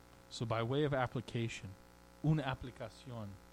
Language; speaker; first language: Spanish; non-native, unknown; English